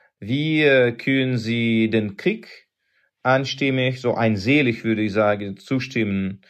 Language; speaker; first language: German; non-native, fluent; Russian